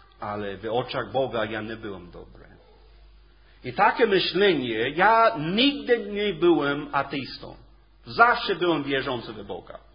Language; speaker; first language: Polish; non-native, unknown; English